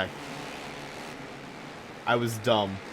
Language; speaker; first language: English; native; English